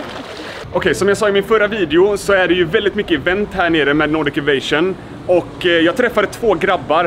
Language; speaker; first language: Swedish; native; Swedish